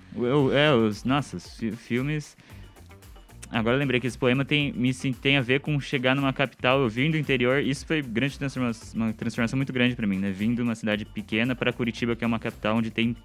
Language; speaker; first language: Portuguese; native; Portuguese